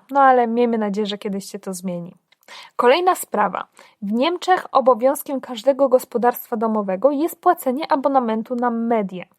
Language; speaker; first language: Polish; native; Polish